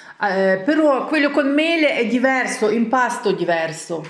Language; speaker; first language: Italian; non-native, learner; Ukrainian